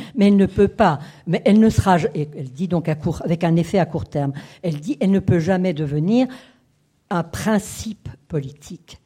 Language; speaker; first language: French; native; French